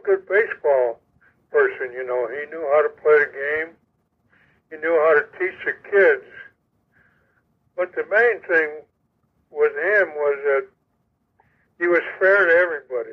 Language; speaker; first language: English; native; English